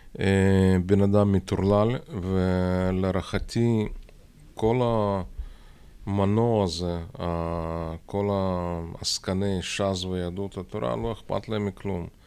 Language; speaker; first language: Hebrew; non-native, fluent; Russian